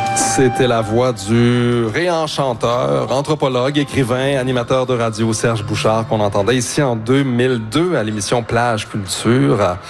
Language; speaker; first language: French; native; French